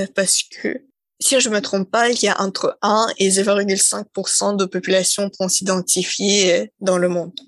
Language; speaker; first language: French; non-native, fluent; Russian